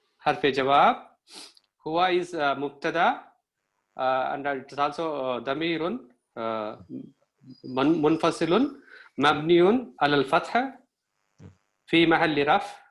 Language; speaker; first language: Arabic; non-native, learner; Hindi